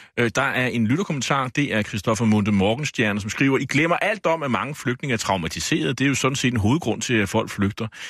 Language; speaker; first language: Danish; native; Danish